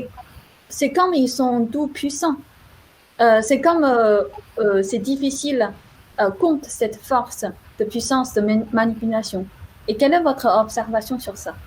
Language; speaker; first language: French; non-native, fluent; Chinese